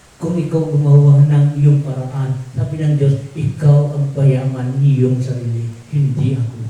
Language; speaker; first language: Filipino; non-native, local second language; Tausug